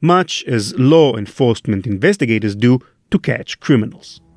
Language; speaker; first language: English; non-native, fluent; Hebrew